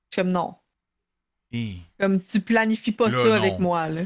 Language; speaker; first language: French; native; French